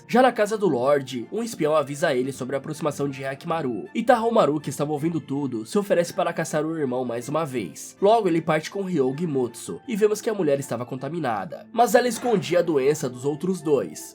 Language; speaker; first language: Portuguese; native; Portuguese